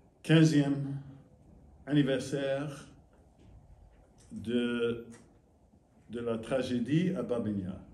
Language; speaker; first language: French; non-native, fluent; English